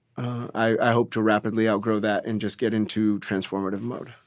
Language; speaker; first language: English; native; English